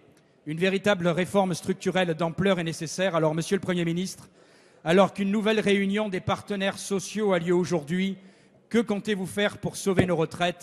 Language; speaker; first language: French; native; French